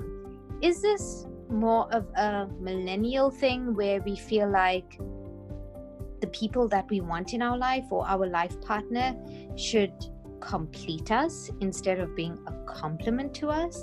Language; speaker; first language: English; native; English